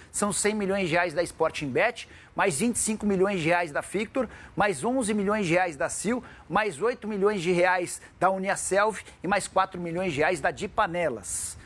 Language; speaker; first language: Portuguese; native; Portuguese